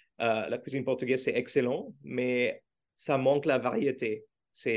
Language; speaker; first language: French; non-native, learner; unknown